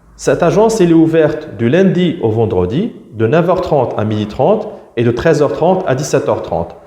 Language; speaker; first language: French; non-native, local second language; Arabic